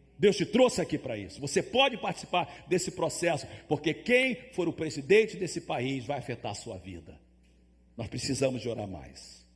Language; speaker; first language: Portuguese; native; Portuguese